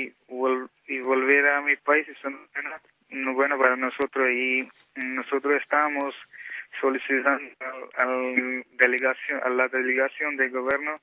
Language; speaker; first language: Spanish; non-native, local second language; Punjabi